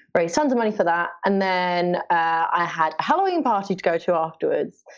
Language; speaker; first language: English; native; English